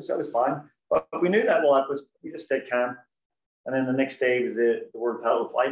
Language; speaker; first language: English; native; English